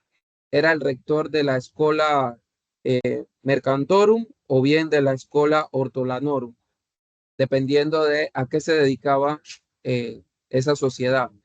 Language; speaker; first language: Spanish; native; Spanish